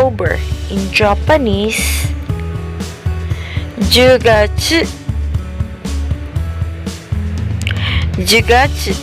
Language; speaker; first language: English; non-native, local second language; Filipino